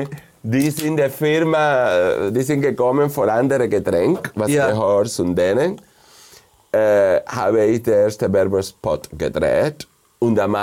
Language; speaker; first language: German; non-native, fluent; Spanish